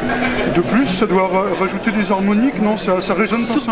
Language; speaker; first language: French; native; French